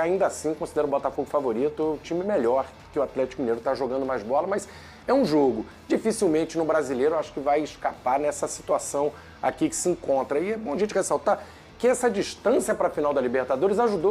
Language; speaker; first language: Portuguese; native; Portuguese